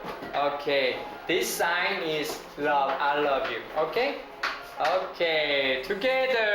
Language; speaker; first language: English; non-native, learner; Korean